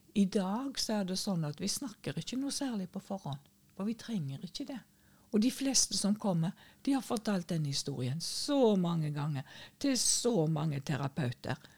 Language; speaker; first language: Norwegian; native; Norwegian